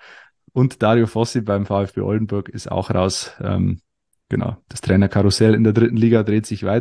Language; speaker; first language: German; native; German